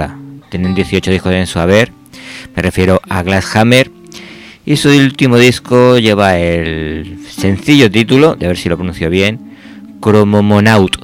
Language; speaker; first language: Spanish; native; Spanish